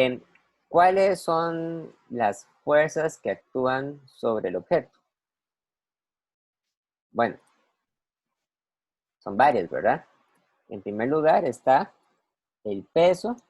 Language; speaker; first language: Spanish; native; Spanish